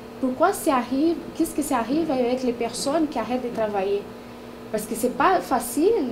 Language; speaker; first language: French; non-native, fluent; Portuguese